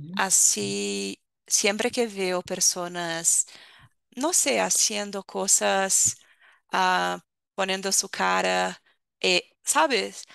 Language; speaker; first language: Spanish; non-native, fluent; Portuguese